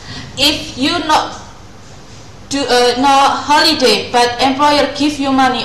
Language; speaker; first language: English; non-native, learner; Indonesian